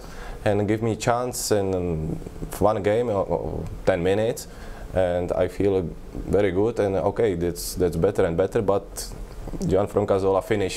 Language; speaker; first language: English; non-native, learner; Czech